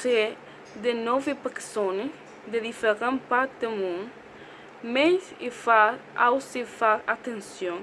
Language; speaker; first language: French; non-native, learner; Spanish